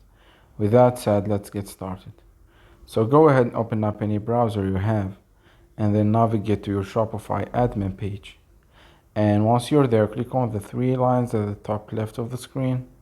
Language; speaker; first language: English; non-native, fluent; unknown